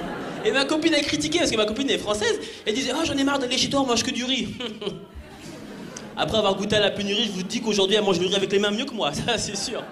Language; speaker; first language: French; early bilingual, other home language; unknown